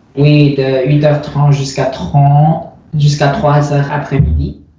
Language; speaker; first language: French; non-native, learner; Chinese